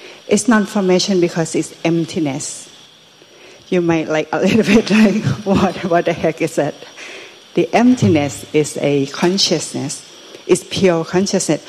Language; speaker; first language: English; non-native, fluent; Thai